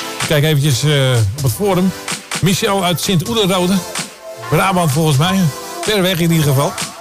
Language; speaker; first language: Dutch; native; Dutch